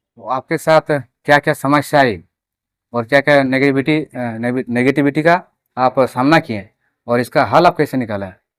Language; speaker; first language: Hindi; native; Hindi